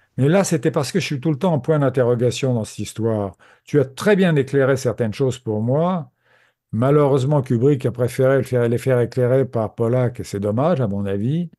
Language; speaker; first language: French; native; French